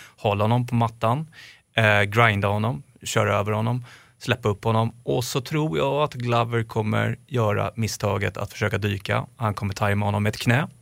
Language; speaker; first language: Swedish; native; Swedish